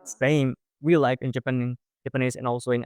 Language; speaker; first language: English; non-native, fluent; Indonesian